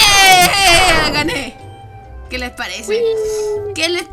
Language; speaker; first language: Spanish; native; Spanish